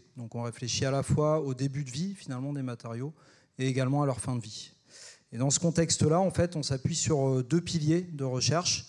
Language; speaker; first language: French; native; French